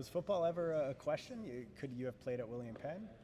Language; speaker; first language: English; native; English